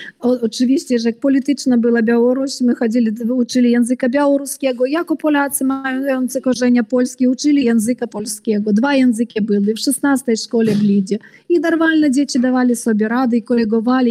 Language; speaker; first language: Polish; early bilingual, heritage; Polish